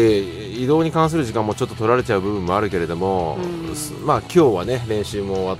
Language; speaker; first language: Japanese; native; Japanese